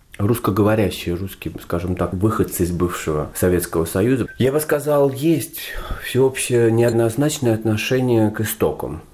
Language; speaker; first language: Russian; native; Russian